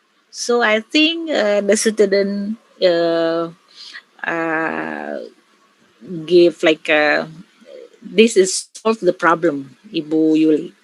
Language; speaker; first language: English; non-native, learner; Indonesian